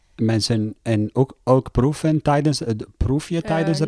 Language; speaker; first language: Dutch; non-native, learner; Italian